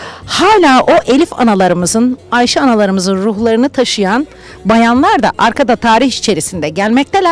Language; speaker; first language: Turkish; native; Turkish